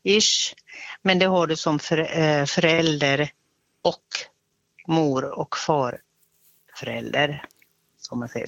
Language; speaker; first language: Swedish; native; Swedish